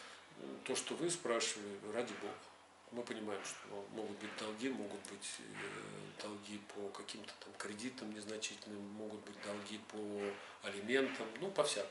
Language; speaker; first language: Russian; native; Russian